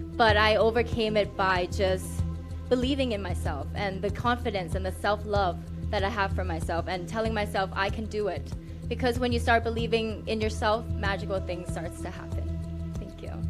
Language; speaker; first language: English; non-native, fluent; Thai